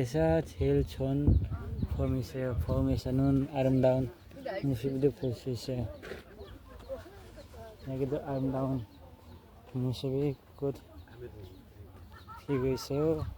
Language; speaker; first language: Korean; non-native, learner; Nepali